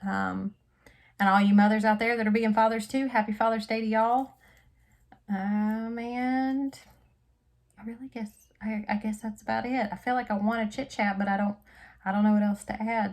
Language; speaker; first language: English; native; English